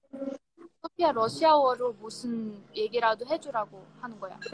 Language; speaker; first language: Korean; non-native, fluent; Russian